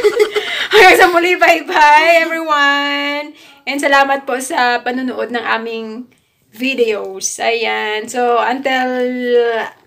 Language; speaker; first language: Filipino; non-native, local second language; Hiligaynon